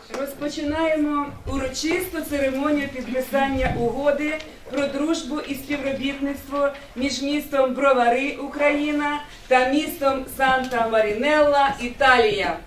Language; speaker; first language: Ukrainian; native; Ukrainian